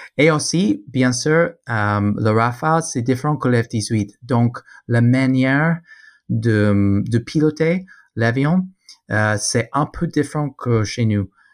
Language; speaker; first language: French; non-native, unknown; English